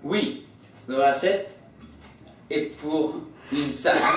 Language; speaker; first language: French; non-native, learner; English